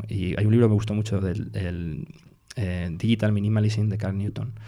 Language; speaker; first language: Spanish; native; Spanish